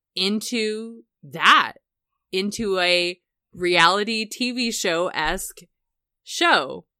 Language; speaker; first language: English; native; English